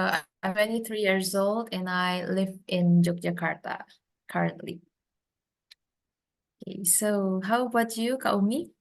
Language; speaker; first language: English; non-native, fluent; Indonesian